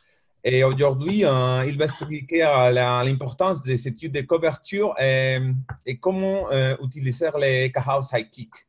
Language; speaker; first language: French; non-native, learner; Spanish